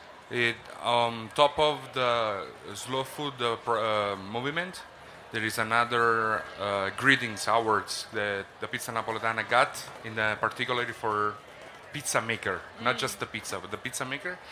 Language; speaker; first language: English; non-native, fluent; Italian